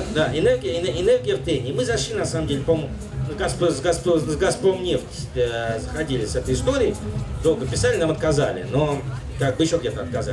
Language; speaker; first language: Russian; native; Russian